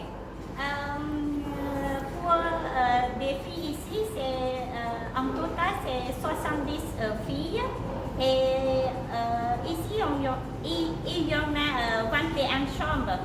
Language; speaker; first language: French; non-native, learner; Khmer